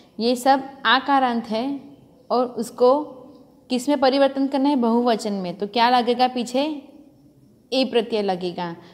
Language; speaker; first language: Hindi; non-native, local second language; Gujarati